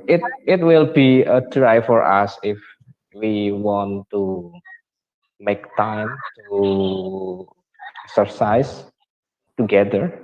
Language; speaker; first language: English; non-native, learner; Indonesian